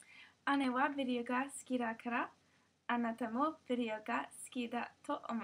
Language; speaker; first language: Japanese; non-native, learner; English